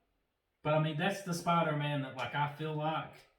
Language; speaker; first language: English; native; English